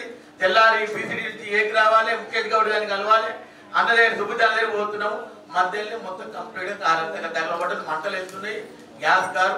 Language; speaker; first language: Telugu; native; Telugu